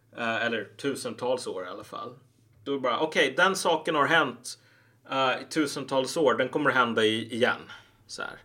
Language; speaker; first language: Swedish; native; Swedish